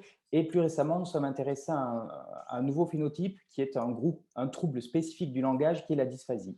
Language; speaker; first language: French; native; French